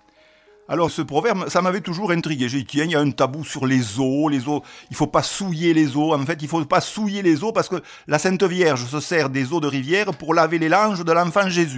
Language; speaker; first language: French; native; French